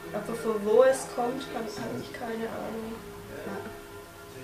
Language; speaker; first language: German; non-native, local second language; French